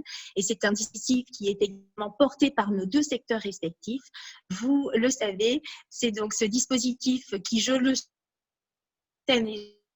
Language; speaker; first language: French; native; French